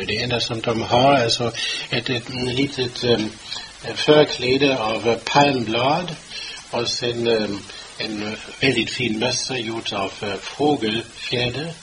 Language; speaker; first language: Swedish; non-native, fluent; German